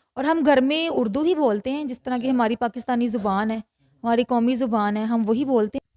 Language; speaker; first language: Urdu; native; Urdu